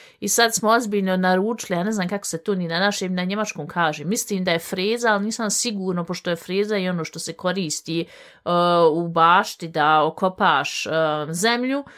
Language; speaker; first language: Bosnian; early bilingual, heritage; Bosnian